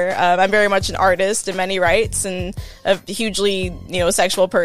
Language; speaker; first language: English; native; English